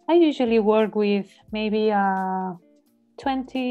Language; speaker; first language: English; non-native, learner; Spanish